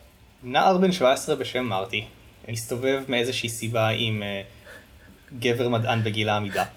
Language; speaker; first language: Hebrew; native; Hebrew